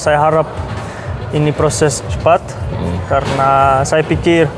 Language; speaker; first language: Indonesian; non-native, learner; Dutch